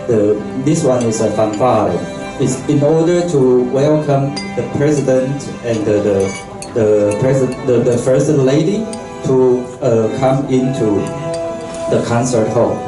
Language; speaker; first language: English; non-native, local second language; Chinese